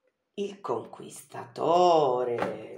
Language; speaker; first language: Italian; native; Italian